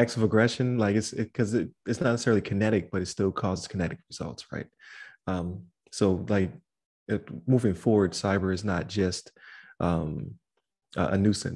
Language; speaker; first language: English; native; English